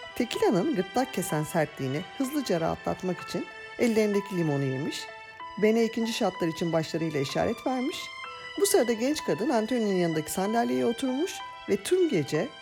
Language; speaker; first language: Turkish; native; Turkish